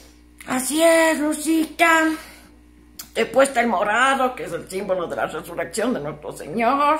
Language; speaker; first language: Spanish; native; Spanish